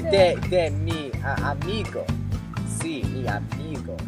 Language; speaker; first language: Spanish; non-native, learner; English